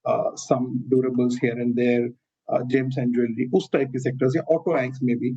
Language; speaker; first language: Hindi; native; Hindi